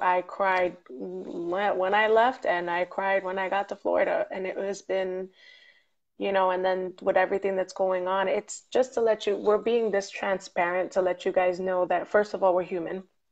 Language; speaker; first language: English; early bilingual, other home language; Spanish